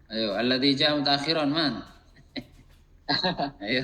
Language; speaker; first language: Arabic; non-native, fluent; Indonesian